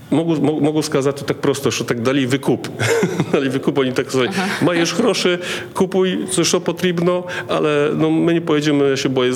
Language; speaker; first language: Polish; non-native, learner; Ukrainian